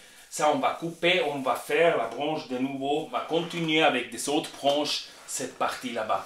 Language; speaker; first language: French; non-native, learner; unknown